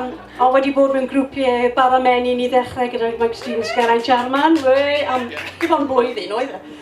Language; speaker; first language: Welsh; non-native, local second language; English